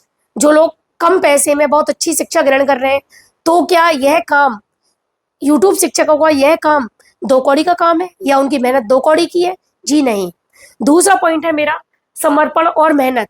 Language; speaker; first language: Hindi; native; Hindi